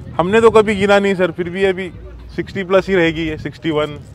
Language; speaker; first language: Hindi; non-native, local second language; Marathi